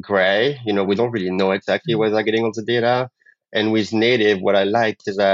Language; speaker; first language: English; non-native, fluent; French